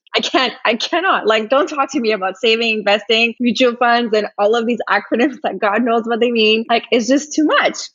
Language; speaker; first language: English; early bilingual, other home language; Portuguese